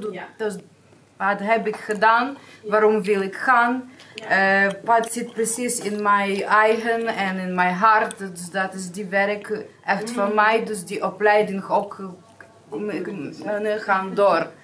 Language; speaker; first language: Dutch; non-native, learner; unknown